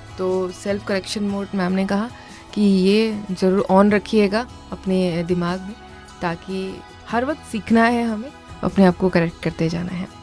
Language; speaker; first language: Hindi; non-native, local second language; Odia